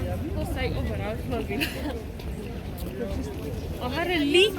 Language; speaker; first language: Swedish; non-native, learner; Polish